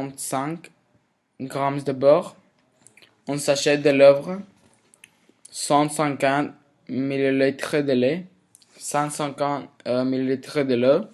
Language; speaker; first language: French; non-native, learner; Spanish